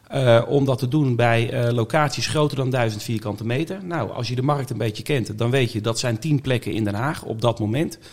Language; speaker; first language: Dutch; native; Dutch